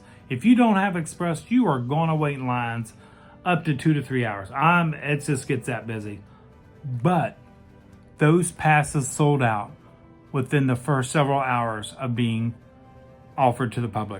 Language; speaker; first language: English; native; English